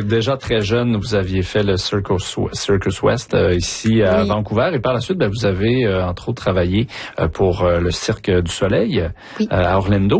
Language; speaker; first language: French; native; French